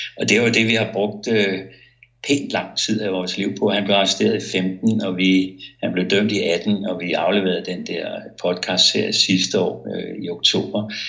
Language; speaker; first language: Danish; native; Danish